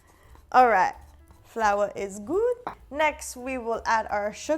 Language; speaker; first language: English; native; English